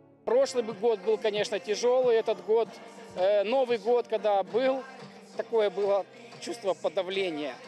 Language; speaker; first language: Russian; native; Russian